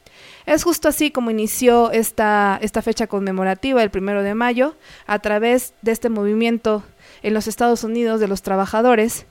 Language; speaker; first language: Spanish; native; Spanish